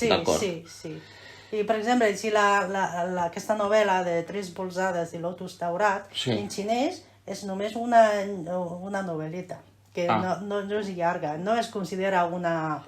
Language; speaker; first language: Catalan; non-native, fluent; Chinese